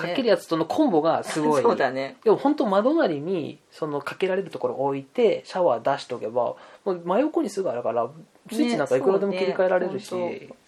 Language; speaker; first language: Japanese; native; Japanese